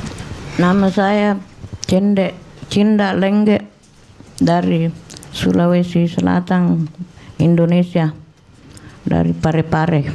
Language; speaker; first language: Indonesian; non-native, local second language; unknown